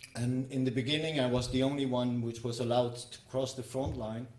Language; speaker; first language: English; non-native, fluent; Dutch